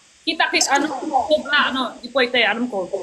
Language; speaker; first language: Filipino; non-native, learner; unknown